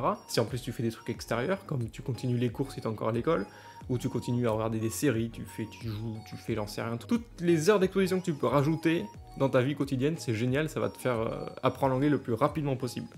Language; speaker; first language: French; native; French